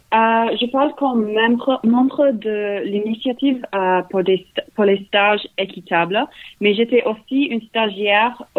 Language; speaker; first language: French; non-native, learner; English